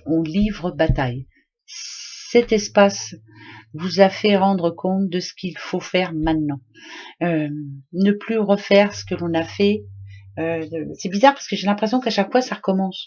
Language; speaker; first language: French; native; French